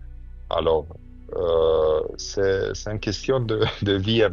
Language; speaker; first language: French; non-native, fluent; Romanian